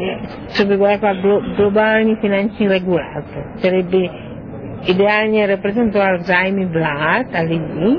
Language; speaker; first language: Czech; non-native, fluent; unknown